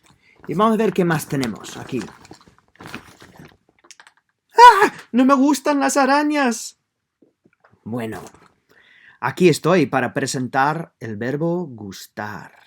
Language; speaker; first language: Spanish; non-native, fluent; English